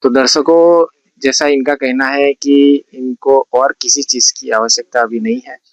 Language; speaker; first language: Hindi; non-native, local second language; Gujarati